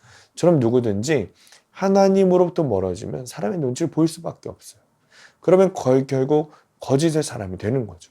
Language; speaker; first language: Korean; native; Korean